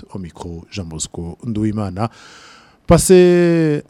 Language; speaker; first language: French; non-native, local second language; Rundi